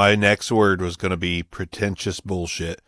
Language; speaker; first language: English; native; English